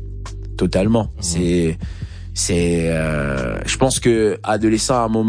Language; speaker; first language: French; native; French